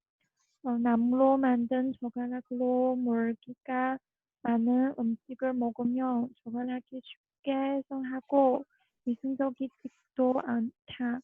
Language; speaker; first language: Korean; non-native, learner; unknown